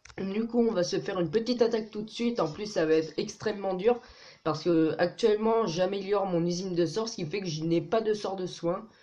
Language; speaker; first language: French; native; French